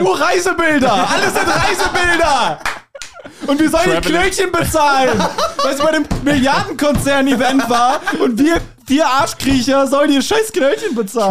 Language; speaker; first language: German; native; German